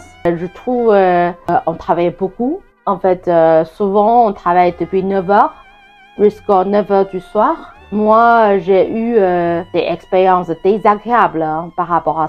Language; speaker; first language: French; non-native, fluent; Chinese